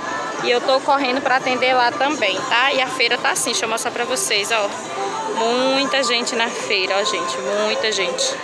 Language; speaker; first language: Portuguese; native; Portuguese